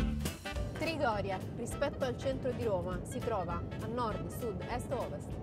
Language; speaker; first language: Italian; native; Italian